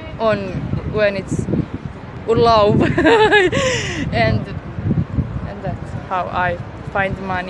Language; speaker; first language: English; non-native, learner; Bosnian